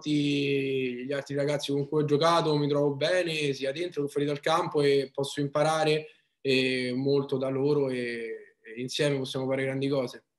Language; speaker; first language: Italian; native; Italian